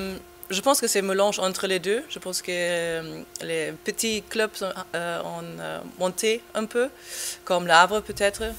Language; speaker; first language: French; non-native, fluent; German